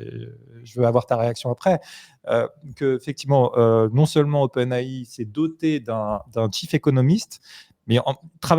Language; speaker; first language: French; native; French